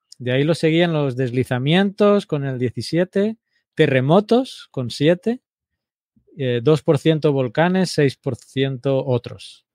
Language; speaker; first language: Spanish; native; Spanish